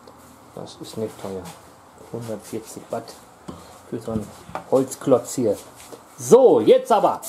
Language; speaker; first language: German; native; German